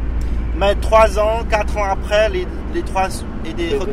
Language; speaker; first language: French; non-native, fluent; Chinese